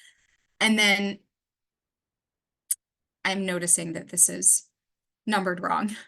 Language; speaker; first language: English; native; English